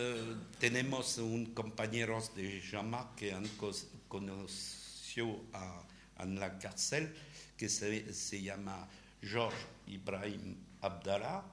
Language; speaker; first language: Spanish; non-native, learner; French